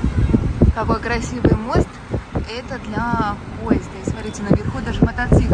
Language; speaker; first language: Russian; native; Russian